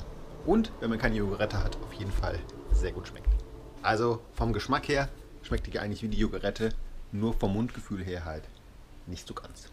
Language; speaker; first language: German; native; German